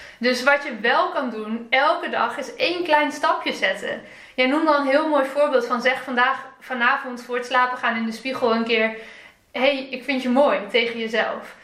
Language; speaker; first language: Dutch; native; Dutch